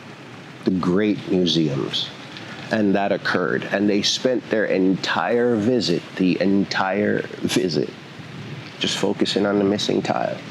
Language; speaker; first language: English; native; English